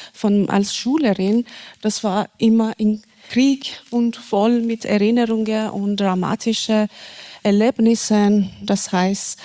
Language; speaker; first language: German; non-native, learner; Persian